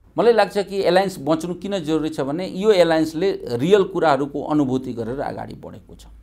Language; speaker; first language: Nepali; non-native, local second language; Maithili